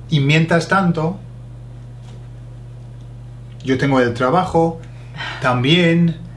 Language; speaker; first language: Spanish; non-native, fluent; English